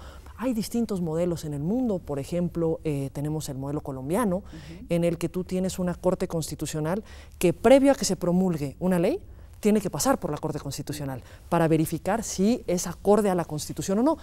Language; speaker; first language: Spanish; native; Spanish